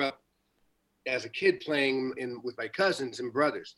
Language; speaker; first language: English; native; English